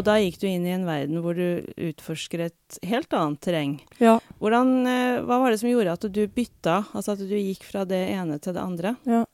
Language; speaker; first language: Norwegian; native; Norwegian